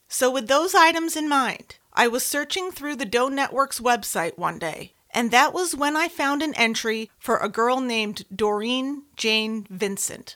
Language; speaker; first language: English; native; English